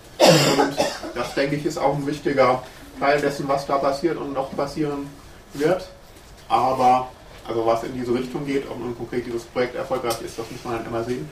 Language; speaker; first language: German; native; German